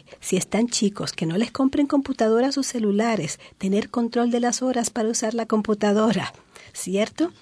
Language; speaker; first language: Spanish; native; Spanish